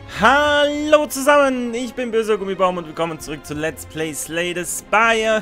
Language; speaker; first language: German; native; German